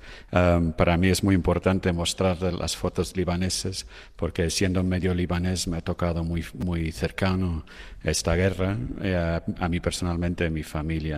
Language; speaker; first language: Spanish; non-native, fluent; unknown